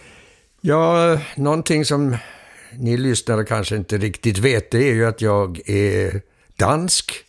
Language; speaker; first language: Swedish; early bilingual, heritage; Swedish